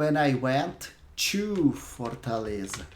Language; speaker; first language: English; non-native, fluent; Portuguese